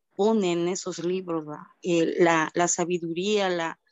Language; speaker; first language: Spanish; native; Spanish